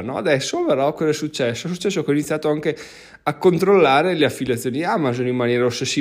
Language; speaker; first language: Italian; native; Italian